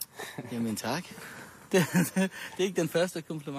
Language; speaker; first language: Danish; early bilingual, other home language; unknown